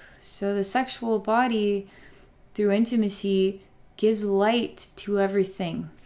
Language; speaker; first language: English; native; English